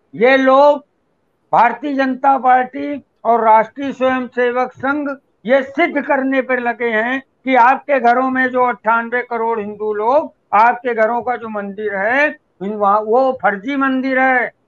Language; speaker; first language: Hindi; native; Hindi